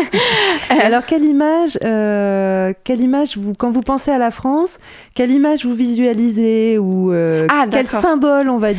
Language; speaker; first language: French; native; French